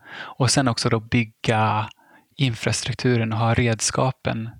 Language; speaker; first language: Swedish; native; Swedish